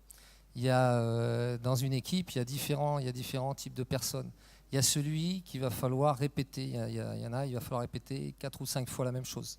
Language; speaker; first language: French; native; French